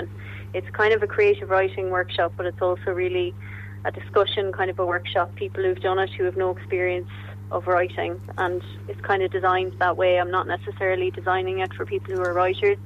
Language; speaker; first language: English; native; English